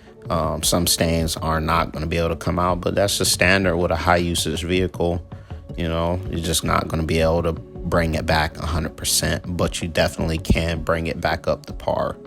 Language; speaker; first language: English; native; English